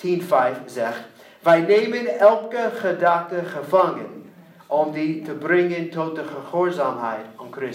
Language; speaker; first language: Dutch; non-native, learner; English